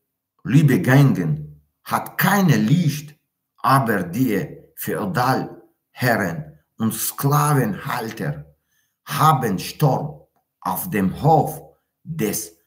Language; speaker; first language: German; non-native, learner; Tajik